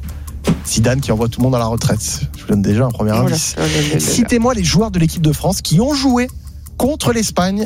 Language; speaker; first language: French; native; French